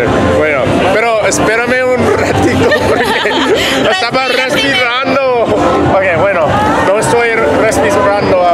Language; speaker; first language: Spanish; non-native, learner; English